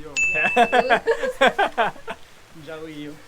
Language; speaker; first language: Indonesian; non-native, fluent; French